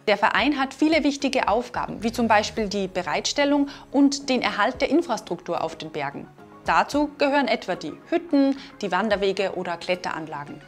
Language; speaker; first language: German; native; German